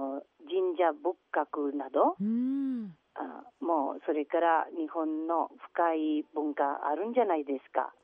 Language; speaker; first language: Japanese; non-native, learner; Catalan